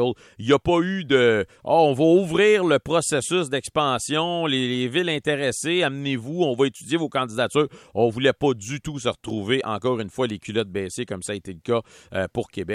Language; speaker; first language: French; native; French